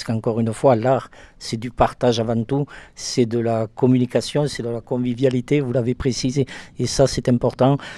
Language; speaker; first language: French; native; French